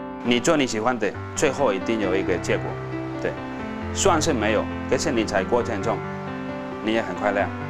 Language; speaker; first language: Chinese; non-native, fluent; Spanish